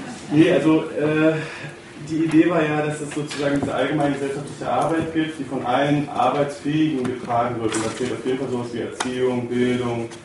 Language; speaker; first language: German; native; German